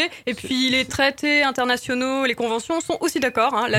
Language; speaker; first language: French; native; French